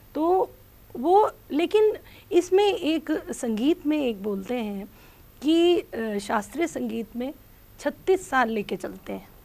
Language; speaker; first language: Hindi; native; Hindi